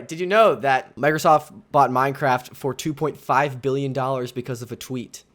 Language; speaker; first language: English; native; English